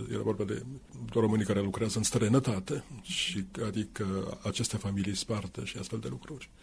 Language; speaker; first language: Romanian; non-native, fluent; Finnish